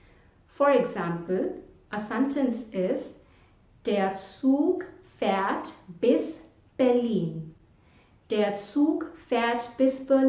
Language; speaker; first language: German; non-native, fluent; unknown